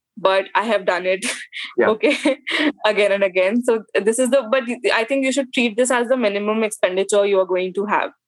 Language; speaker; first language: English; non-native, local second language; Hindi